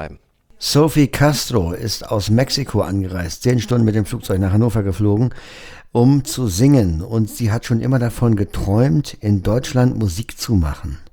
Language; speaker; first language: German; native; German